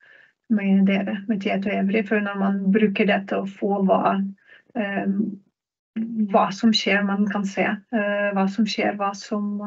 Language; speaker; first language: Norwegian; non-native, fluent; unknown